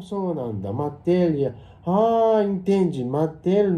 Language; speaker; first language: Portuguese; non-native, learner; Japanese